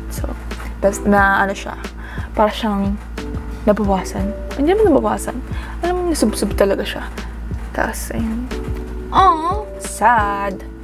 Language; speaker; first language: Filipino; early bilingual, heritage; Japanese